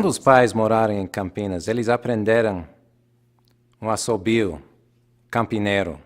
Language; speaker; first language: Portuguese; non-native, fluent; English